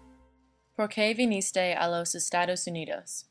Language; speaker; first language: Spanish; non-native, learner; English